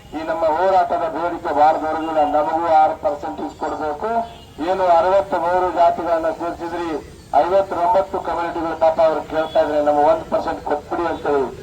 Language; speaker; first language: Kannada; non-native, local second language; Lambadi